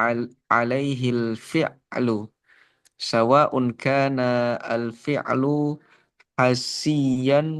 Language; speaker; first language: Arabic; non-native, fluent; Indonesian